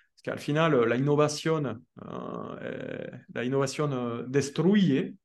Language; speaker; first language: Spanish; non-native, fluent; French